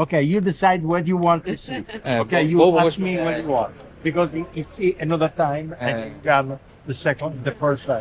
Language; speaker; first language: English; non-native, learner; Italian